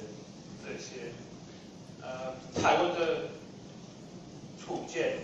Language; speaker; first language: Chinese; non-native, fluent; English